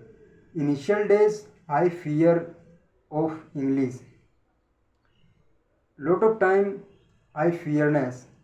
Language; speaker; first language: English; non-native, learner; Hindi